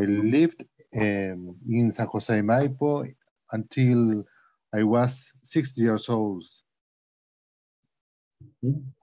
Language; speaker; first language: English; non-native, learner; Spanish